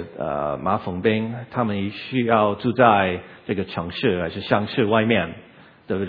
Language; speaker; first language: Chinese; non-native, learner; English